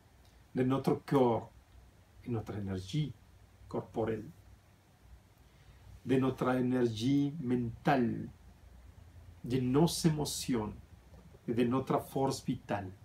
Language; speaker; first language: French; non-native, fluent; Spanish